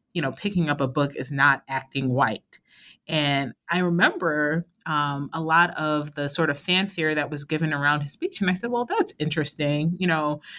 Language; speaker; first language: English; native; English